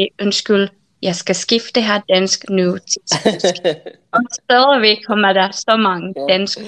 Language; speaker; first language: Danish; non-native, fluent; Finnish